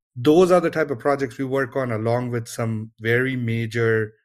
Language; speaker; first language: English; non-native, local second language; Gujarati